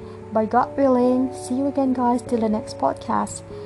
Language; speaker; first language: English; non-native, fluent; Indonesian